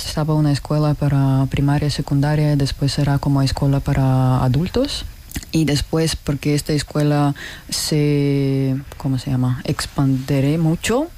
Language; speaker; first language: Spanish; non-native, learner; Russian